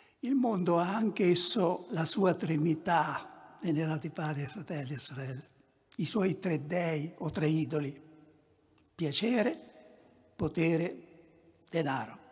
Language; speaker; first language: Italian; native; Italian